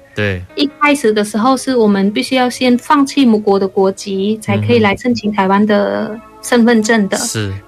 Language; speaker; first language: Chinese; non-native, fluent; Khmer